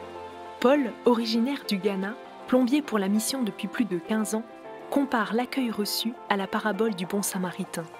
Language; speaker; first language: French; native; French